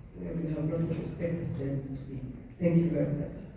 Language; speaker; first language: English; non-native, local second language; Amharic